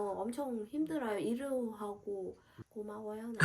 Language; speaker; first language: Korean; non-native, learner; Vietnamese